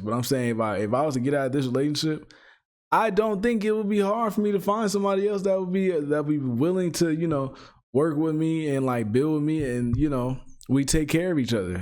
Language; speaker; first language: English; native; English